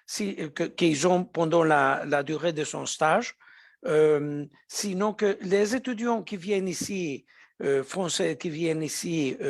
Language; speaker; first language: French; non-native, fluent; Spanish